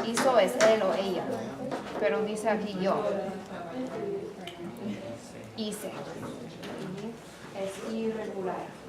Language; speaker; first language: Spanish; non-native, fluent; English